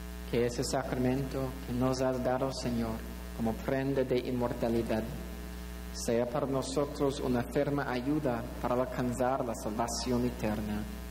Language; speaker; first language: Spanish; non-native, fluent; English